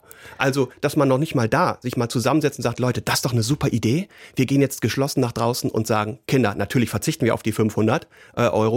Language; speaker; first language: German; native; German